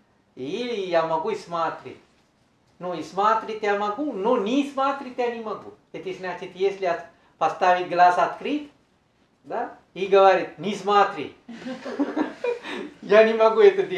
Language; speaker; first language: Russian; non-native, learner; Sinhala